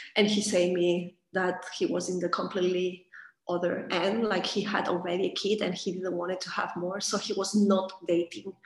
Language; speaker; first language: English; non-native, fluent; Catalan